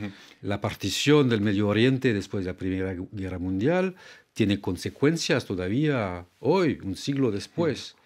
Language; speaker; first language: Spanish; non-native, fluent; French